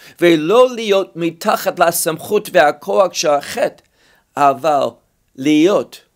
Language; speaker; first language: Hebrew; non-native, fluent; English